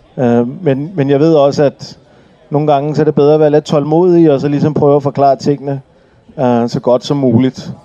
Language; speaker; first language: Danish; early bilingual, other home language; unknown